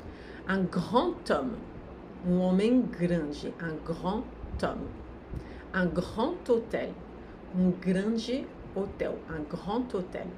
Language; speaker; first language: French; non-native, fluent; Portuguese